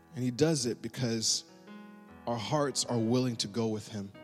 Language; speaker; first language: English; native; English